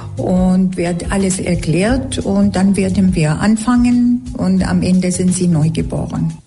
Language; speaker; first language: German; non-native, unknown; Arabic